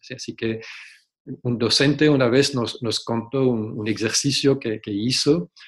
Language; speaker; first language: Spanish; non-native, fluent; French